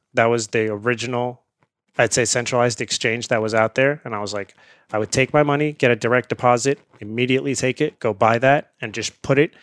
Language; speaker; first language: English; early bilingual, other home language; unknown